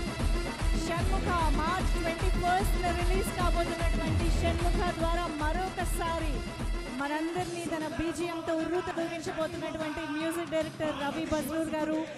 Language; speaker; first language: Telugu; native; Telugu